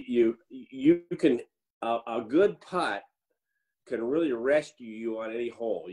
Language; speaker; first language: English; native; English